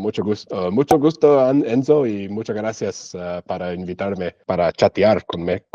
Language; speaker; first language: Spanish; non-native, learner; English